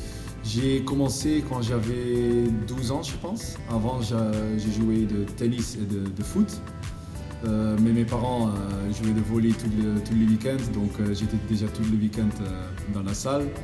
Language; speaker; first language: French; non-native, learner; Dutch